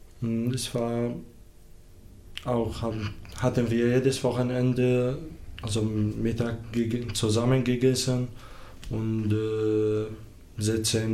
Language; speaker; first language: German; non-native, learner; Arabic